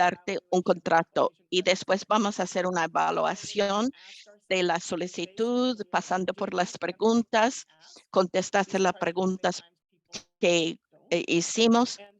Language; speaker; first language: Spanish; non-native, fluent; English